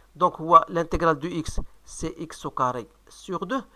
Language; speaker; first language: French; non-native, local second language; Arabic